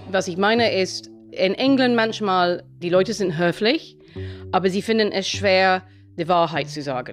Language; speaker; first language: German; non-native, fluent; English